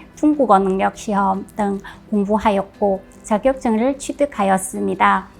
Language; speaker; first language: Korean; non-native, fluent; Chinese